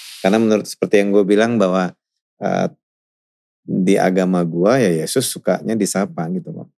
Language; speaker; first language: Indonesian; native; Indonesian